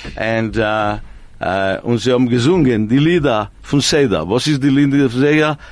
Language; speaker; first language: English; non-native, fluent; Spanish